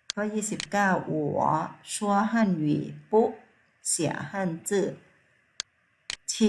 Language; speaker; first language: Chinese; non-native, fluent; Thai